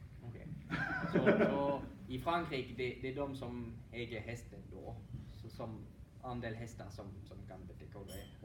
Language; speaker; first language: Swedish; non-native, fluent; French